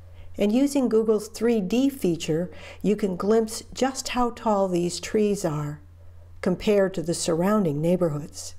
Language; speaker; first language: English; native; English